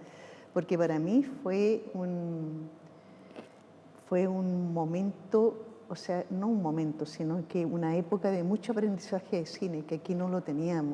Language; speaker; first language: Spanish; native; Spanish